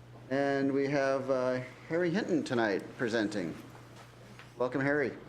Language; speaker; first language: English; native; English